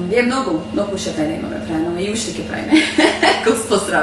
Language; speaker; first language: Macedonian; early bilingual, heritage; Macedonian